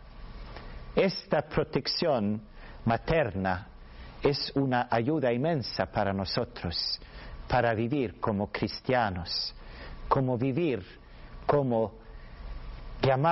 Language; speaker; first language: Spanish; non-native, learner; Swedish